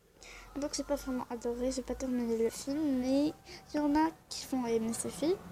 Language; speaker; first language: French; non-native, learner; Arabic